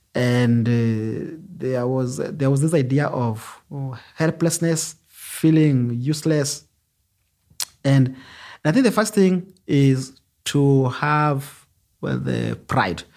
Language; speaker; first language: English; non-native, local second language; Luo (Kenya and Tanzania)